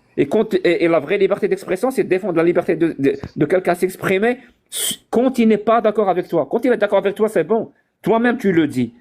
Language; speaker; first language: French; non-native, local second language; Arabic